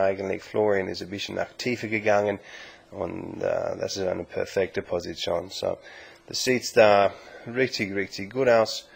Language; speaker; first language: German; non-native, learner; English